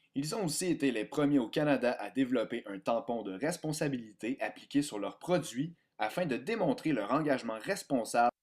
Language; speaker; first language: French; native; French